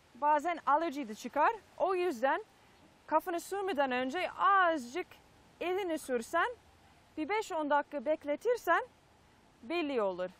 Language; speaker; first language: Turkish; non-native, fluent; English